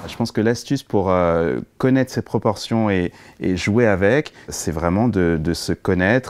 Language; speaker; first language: French; native; French